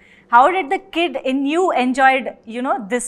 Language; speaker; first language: English; non-native, local second language; Telugu